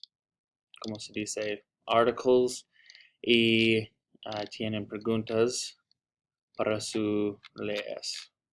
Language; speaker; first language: Spanish; non-native, learner; English